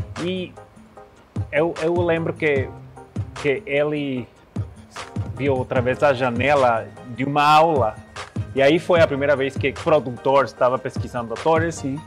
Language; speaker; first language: Portuguese; non-native, learner; Spanish